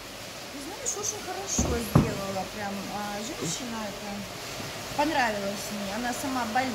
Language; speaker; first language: Russian; native; Russian